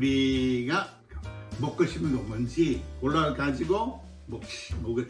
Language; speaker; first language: Korean; non-native, fluent; English